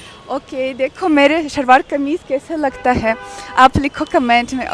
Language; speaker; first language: Hindi; non-native, learner; Russian